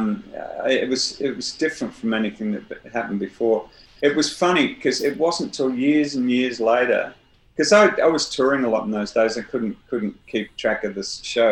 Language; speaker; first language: English; native; English